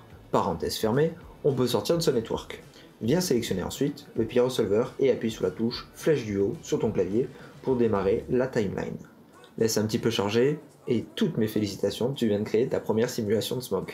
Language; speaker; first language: French; native; French